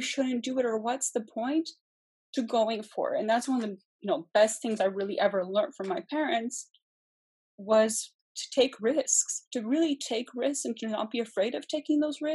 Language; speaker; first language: English; native; English